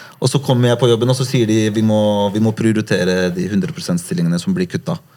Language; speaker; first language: Norwegian; early bilingual, other home language; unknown